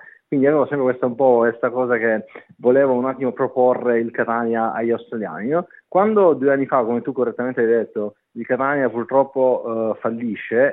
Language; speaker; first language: Italian; native; Italian